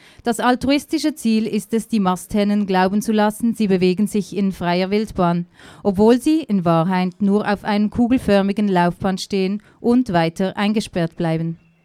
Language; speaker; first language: German; native; German